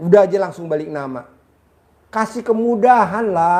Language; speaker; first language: Indonesian; native; Indonesian